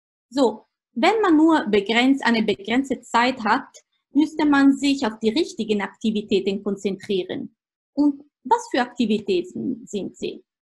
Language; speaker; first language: German; non-native, fluent; Italian